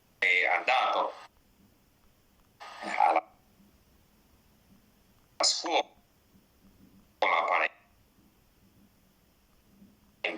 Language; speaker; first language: Italian; non-native, learner; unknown